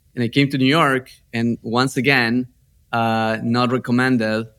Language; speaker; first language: English; non-native, fluent; Spanish